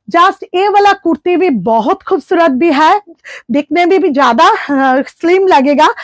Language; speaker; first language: Hindi; non-native, local second language; Bangla